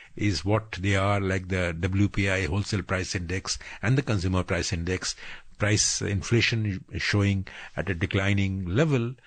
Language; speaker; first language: English; non-native, local second language; Bangla